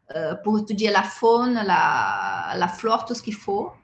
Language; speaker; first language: French; non-native, fluent; Portuguese